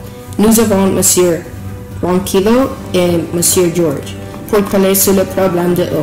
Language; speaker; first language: French; non-native, learner; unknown